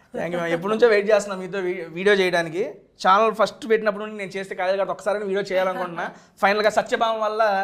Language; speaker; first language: Telugu; native; Telugu